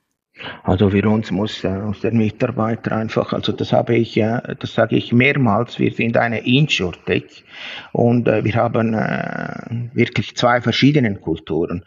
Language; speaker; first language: German; non-native, fluent; Italian